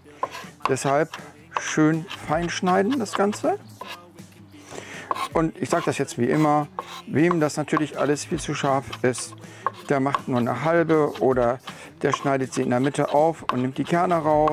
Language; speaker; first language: German; native; German